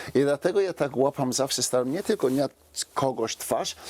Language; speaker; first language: Polish; non-native, fluent; English